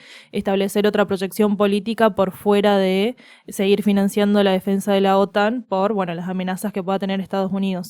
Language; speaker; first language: Spanish; native; Spanish